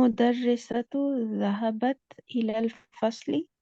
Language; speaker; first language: Arabic; non-native, learner; Urdu